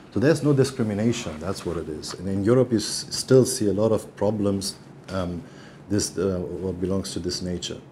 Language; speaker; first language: English; non-native, fluent; German